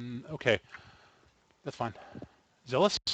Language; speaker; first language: English; native; English